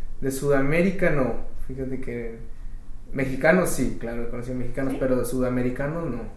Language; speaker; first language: Spanish; native; Spanish